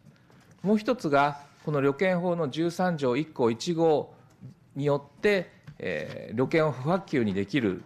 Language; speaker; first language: Japanese; native; Japanese